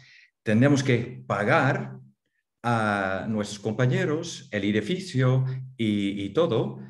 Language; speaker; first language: Spanish; non-native, fluent; Dutch